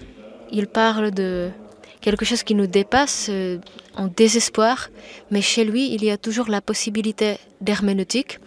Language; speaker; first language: French; non-native, fluent; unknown